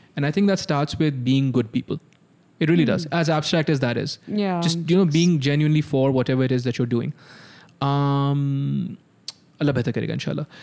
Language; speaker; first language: English; non-native, local second language; Sindhi